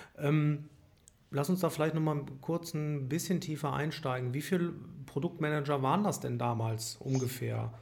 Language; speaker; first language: German; native; German